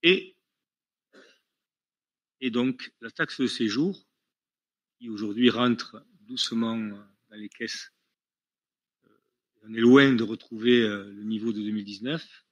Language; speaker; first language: French; native; French